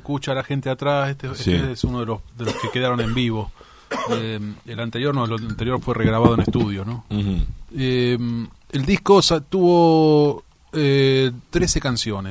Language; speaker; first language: Spanish; native; Spanish